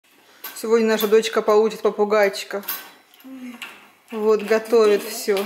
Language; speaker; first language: Russian; native; Russian